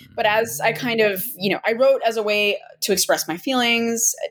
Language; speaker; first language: English; native; English